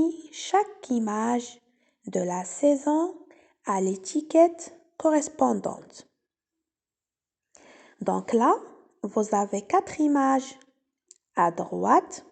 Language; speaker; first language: French; non-native, local second language; Arabic